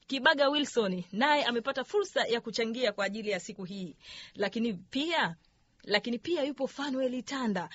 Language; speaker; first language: Swahili; native; Swahili